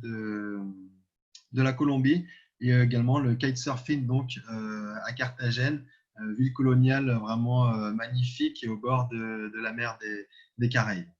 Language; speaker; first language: French; native; French